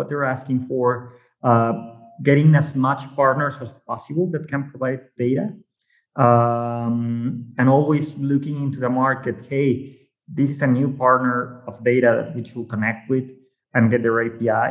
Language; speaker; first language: English; non-native, fluent; Spanish